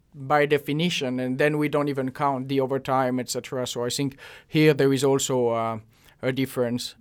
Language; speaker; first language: English; non-native, fluent; French